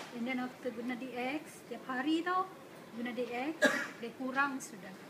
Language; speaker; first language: Malay; native; Malay